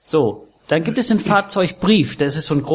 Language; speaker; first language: German; native; German